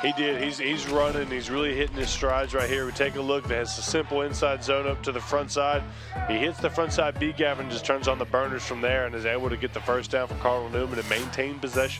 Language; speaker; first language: English; native; English